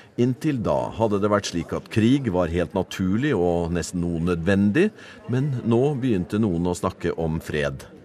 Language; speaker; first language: Norwegian; native; Norwegian